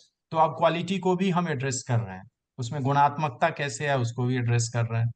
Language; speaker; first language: Hindi; native; Hindi